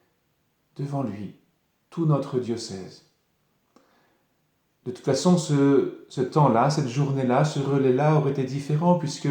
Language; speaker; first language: French; native; French